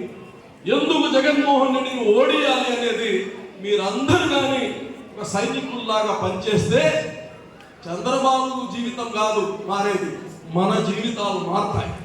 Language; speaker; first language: Telugu; native; Telugu